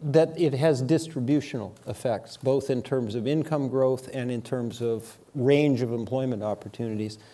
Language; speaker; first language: English; native; English